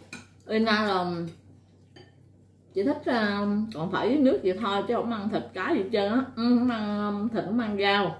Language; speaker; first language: Vietnamese; native; Vietnamese